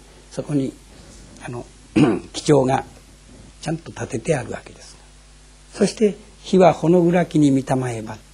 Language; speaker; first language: Japanese; native; Japanese